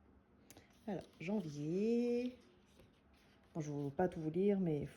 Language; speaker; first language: French; native; French